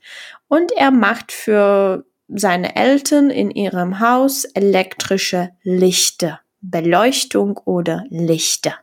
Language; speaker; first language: German; non-native, fluent; Czech